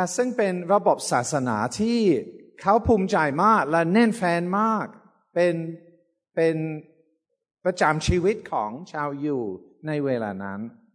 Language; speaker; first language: Thai; non-native, fluent; English